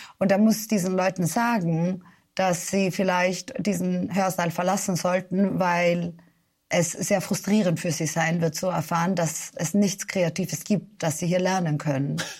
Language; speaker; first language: German; early bilingual, other home language; Serbian